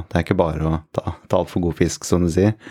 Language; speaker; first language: Norwegian; native; Norwegian